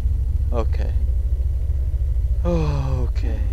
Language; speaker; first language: English; native; English